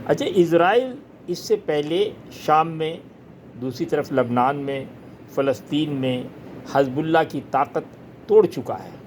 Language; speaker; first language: Urdu; native; Urdu